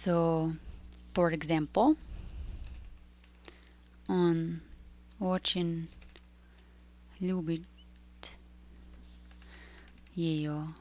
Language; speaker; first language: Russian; non-native, fluent; English